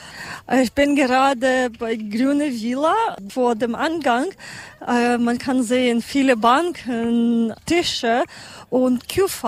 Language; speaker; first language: German; non-native, learner; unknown